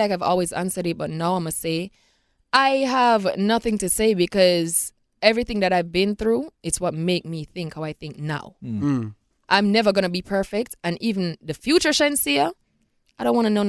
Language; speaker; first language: English; non-native, local second language; Jamaican Creole English